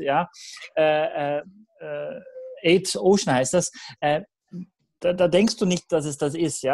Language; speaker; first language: German; native; German